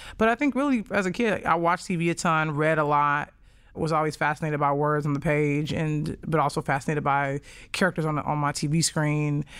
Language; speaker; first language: English; native; English